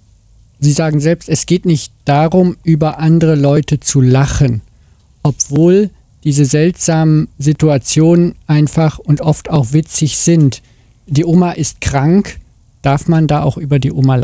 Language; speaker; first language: German; native; German